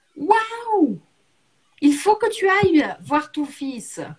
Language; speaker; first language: French; non-native, fluent; Portuguese